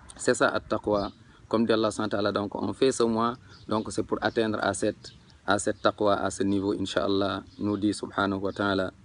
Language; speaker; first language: French; non-native, local second language; Wolof